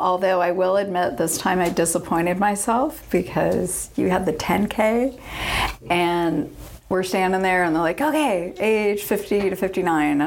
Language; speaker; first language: English; native; English